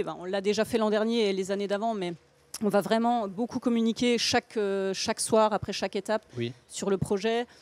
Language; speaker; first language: French; native; French